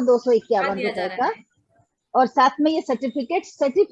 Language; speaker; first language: Hindi; native; Hindi